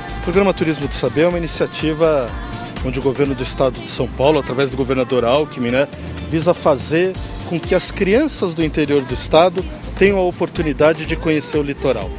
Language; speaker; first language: Portuguese; native; Portuguese